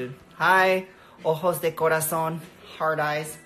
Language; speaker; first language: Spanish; non-native, learner; English